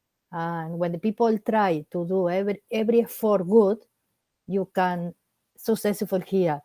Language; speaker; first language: English; non-native, learner; Spanish